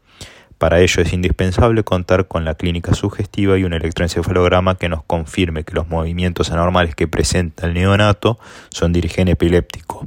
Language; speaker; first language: Spanish; native; Spanish